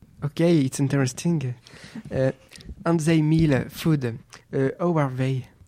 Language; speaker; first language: English; non-native, learner; French